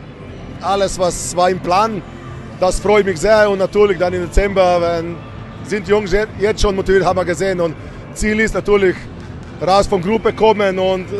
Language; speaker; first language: German; non-native, fluent; Slovenian